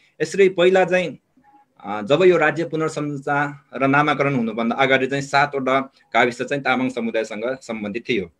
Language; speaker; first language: Nepali; non-native, local second language; Eastern Tamang